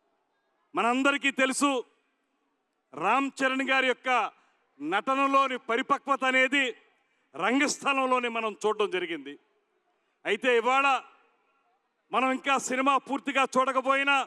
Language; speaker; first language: Telugu; native; Telugu